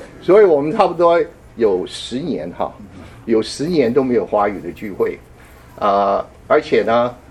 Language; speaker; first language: Chinese; early bilingual, heritage; Japanese